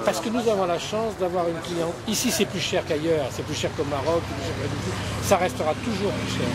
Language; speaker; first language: French; native; French